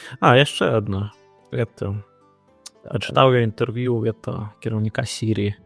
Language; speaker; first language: Belarusian; non-native, local second language; Russian